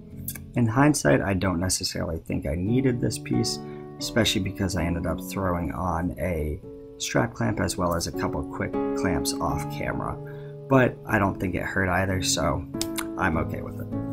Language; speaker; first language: English; native; English